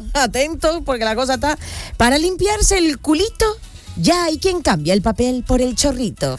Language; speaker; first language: Spanish; native; Spanish